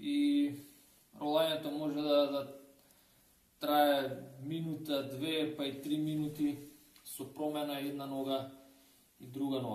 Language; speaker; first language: Macedonian; native; Macedonian